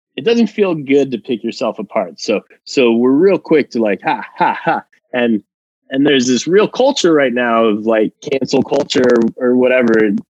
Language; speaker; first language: English; non-native, fluent; Spanish